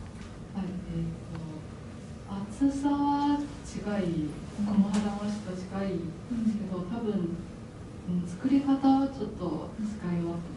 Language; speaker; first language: Japanese; non-native, fluent; Chinese